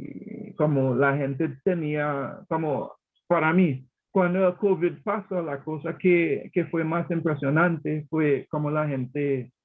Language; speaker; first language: Spanish; non-native, learner; English